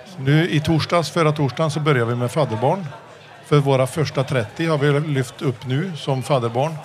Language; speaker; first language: Swedish; early bilingual, heritage; Swedish